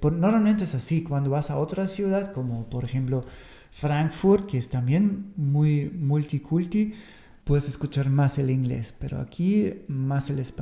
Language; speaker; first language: Spanish; non-native, fluent; German